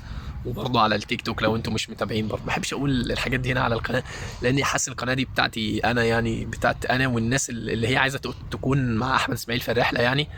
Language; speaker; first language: Arabic; native; Arabic